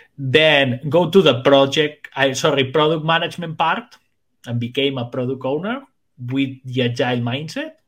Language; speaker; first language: English; non-native, fluent; Spanish